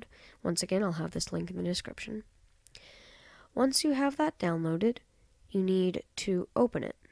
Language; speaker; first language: English; native; English